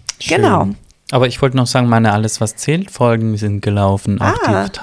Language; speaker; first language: German; native; German